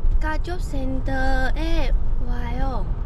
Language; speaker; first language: Korean; non-native, learner; Vietnamese